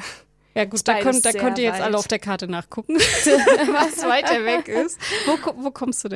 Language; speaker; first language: German; native; German